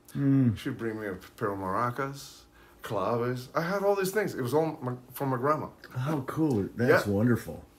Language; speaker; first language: English; early bilingual, other home language; Spanish